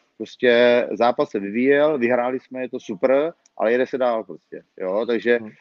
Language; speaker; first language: Czech; native; Czech